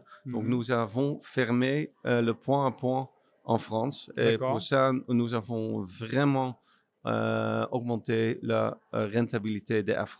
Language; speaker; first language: French; non-native, learner; Dutch